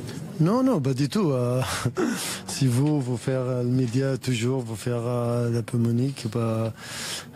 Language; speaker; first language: French; non-native, learner; Arabic